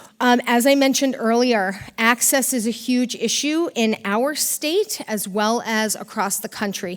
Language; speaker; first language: English; native; English